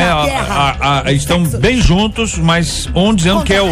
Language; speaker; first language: Portuguese; native; Portuguese